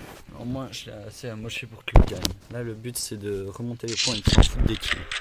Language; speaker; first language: French; native; French